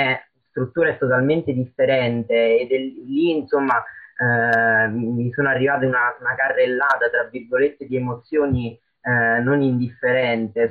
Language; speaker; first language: Italian; native; Italian